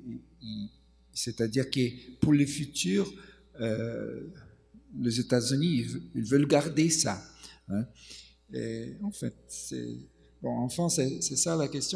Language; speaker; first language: French; non-native, fluent; Portuguese